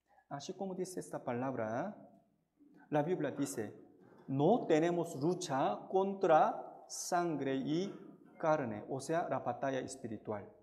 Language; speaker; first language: Spanish; non-native, fluent; Korean